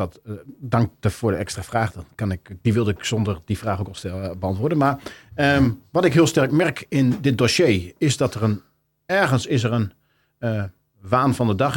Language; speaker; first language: Dutch; native; Dutch